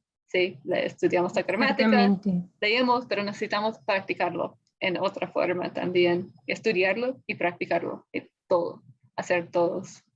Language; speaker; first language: Spanish; non-native, fluent; English